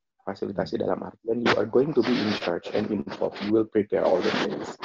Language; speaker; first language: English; non-native, fluent; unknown